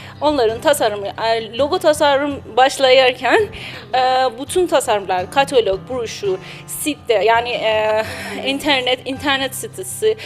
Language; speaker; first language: Turkish; non-native, learner; Persian